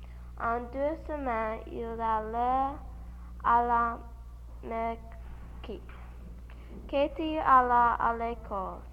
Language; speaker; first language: French; non-native, learner; English